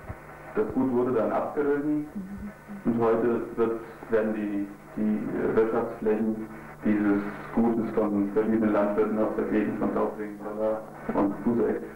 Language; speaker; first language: German; native; German